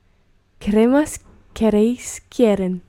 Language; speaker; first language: Spanish; non-native, learner; English